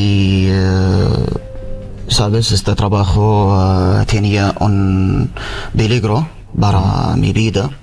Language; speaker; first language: Spanish; non-native, learner; Arabic